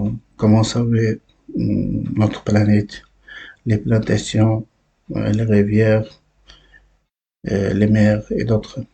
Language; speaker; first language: French; non-native, learner; Uzbek